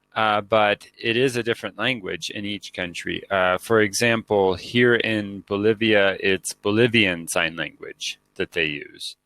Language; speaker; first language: English; native; English